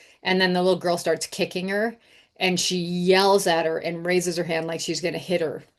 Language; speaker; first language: English; native; English